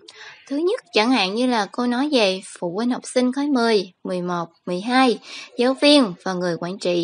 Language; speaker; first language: Vietnamese; native; Vietnamese